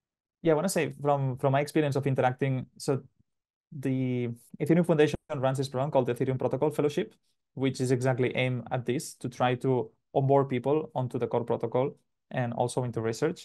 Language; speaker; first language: English; non-native, fluent; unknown